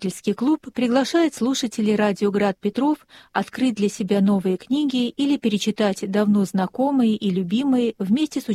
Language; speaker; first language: Russian; native; Russian